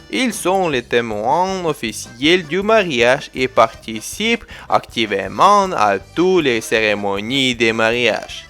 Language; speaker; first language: French; non-native, fluent; Ukrainian